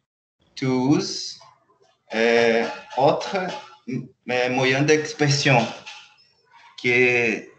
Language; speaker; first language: French; non-native, learner; Portuguese